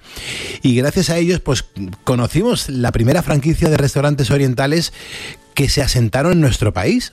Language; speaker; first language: Spanish; native; Spanish